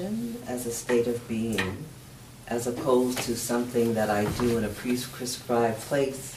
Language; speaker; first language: English; native; English